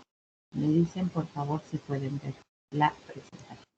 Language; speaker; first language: Spanish; native; Spanish